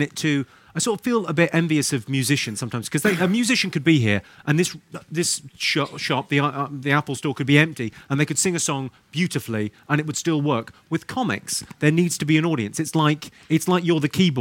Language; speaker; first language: English; native; English